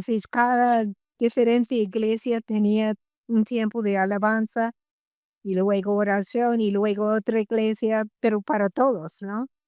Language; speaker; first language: Spanish; non-native, fluent; English